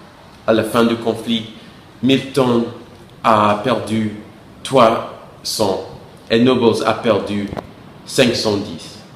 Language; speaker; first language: French; non-native, learner; English